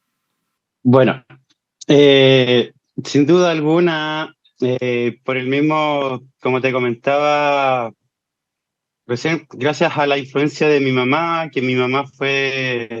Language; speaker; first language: Spanish; native; Spanish